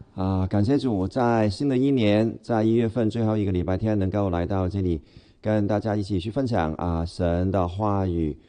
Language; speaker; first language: Chinese; non-native, local second language; Cantonese